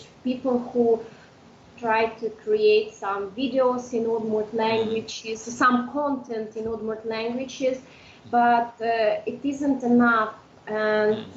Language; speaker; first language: English; non-native, fluent; Udmurt